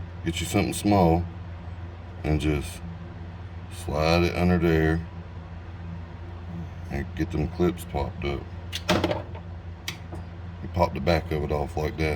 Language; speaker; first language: English; native; English